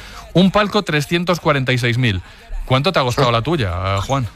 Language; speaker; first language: Spanish; native; Spanish